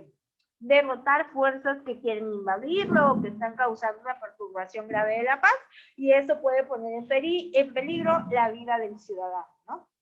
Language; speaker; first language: Spanish; native; Spanish